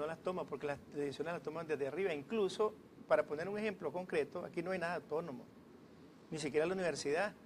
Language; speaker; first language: Spanish; native; Spanish